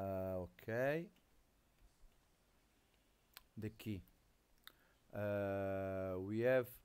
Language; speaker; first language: English; non-native, learner; Italian